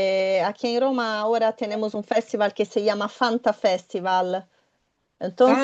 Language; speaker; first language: Spanish; non-native, fluent; Portuguese